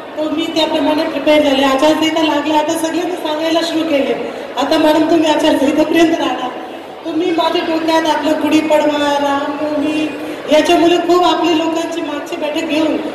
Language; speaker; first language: Marathi; non-native, fluent; Hindi